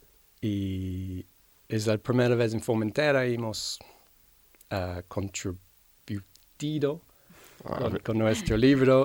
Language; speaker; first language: Spanish; non-native, fluent; English